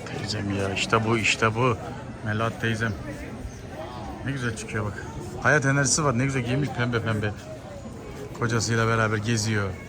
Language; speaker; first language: Turkish; native; Turkish